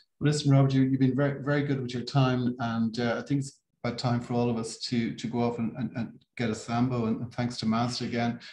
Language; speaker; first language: English; native; English